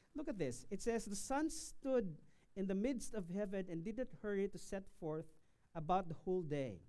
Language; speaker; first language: English; non-native, local second language; Filipino